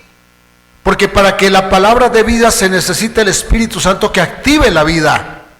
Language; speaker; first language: Spanish; native; Spanish